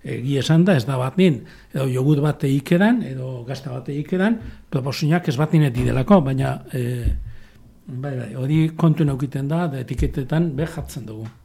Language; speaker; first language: Basque; native; Basque